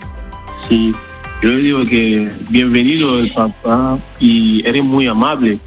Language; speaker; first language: Spanish; non-native, learner; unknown